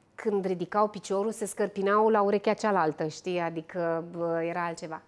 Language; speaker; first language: Romanian; native; Romanian